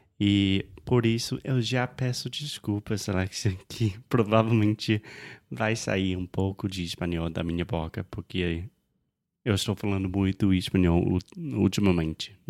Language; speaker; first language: Portuguese; non-native, fluent; English